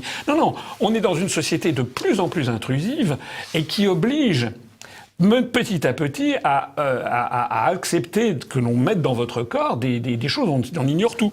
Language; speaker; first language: French; native; French